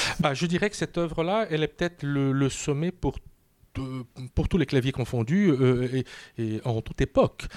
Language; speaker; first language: French; non-native, fluent; Portuguese